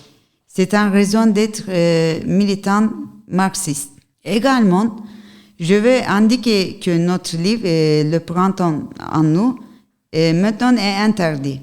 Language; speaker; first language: French; non-native, learner; Turkish